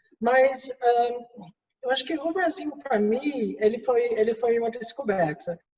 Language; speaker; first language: Portuguese; non-native, fluent; English